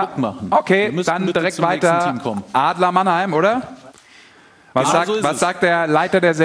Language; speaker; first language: German; native; German